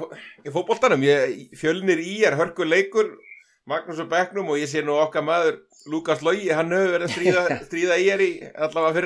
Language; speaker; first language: Icelandic; native; Icelandic